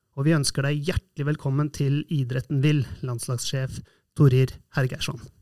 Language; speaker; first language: Norwegian; native; Norwegian